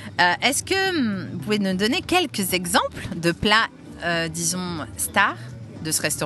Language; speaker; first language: French; native; French